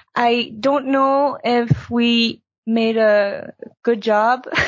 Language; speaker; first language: English; early bilingual, heritage; Chinese